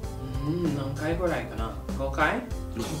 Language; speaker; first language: Japanese; non-native, fluent; English